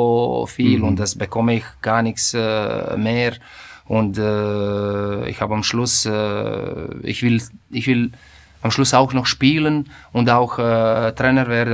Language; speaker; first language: German; non-native, fluent; Croatian